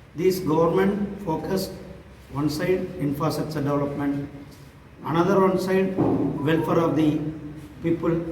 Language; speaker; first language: English; non-native, local second language; Tamil